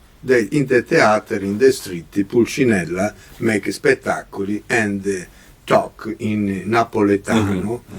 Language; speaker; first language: English; non-native, learner; Italian